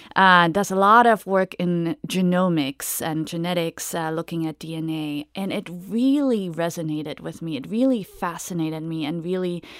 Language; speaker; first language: English; non-native, fluent; German